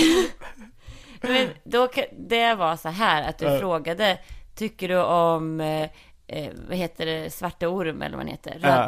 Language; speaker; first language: Swedish; native; Swedish